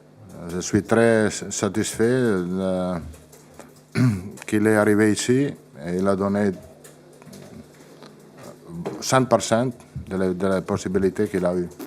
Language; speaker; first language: French; non-native, fluent; Italian